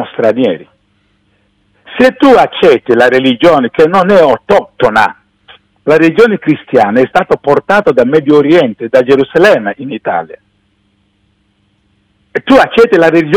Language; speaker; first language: Italian; non-native, fluent; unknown